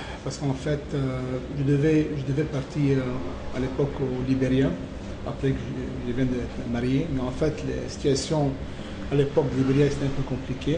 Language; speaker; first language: French; non-native, local second language; Arabic